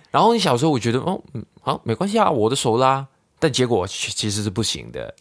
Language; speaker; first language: Chinese; non-native, local second language; Cantonese